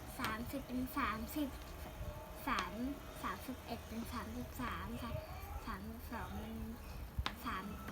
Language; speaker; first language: Thai; native; Thai